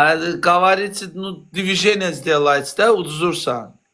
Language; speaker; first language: Russian; non-native, learner; Azerbaijani